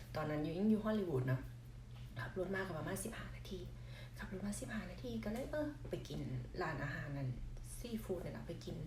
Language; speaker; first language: Thai; non-native, local second language; Northeastern Thai